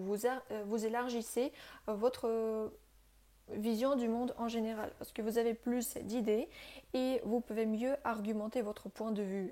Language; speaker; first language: French; non-native, fluent; Russian